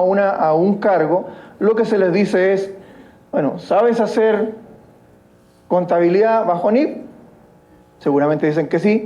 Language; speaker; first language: Spanish; native; Spanish